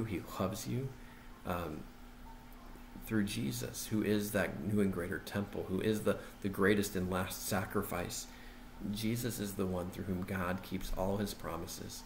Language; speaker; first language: English; native; English